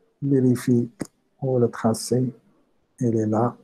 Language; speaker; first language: French; non-native, local second language; Arabic